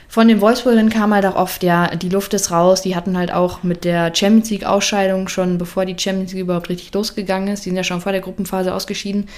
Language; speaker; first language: German; native; German